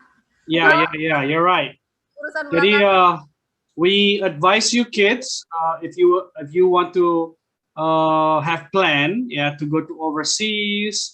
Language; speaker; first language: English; non-native, fluent; Indonesian